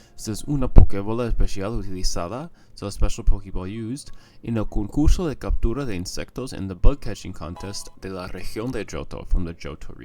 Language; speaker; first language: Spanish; non-native, fluent; English